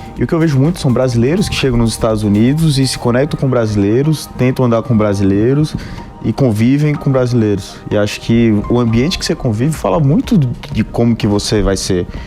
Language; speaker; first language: Portuguese; native; Portuguese